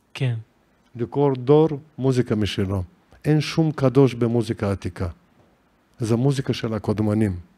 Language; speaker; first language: Hebrew; non-native, fluent; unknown